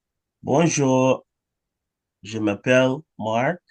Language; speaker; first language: French; non-native, learner; English